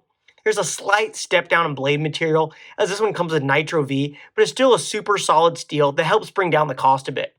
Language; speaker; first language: English; native; English